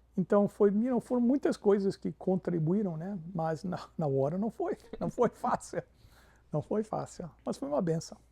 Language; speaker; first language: Portuguese; non-native, fluent; English